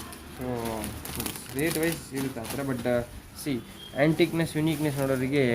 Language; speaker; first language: Kannada; non-native, local second language; Hindi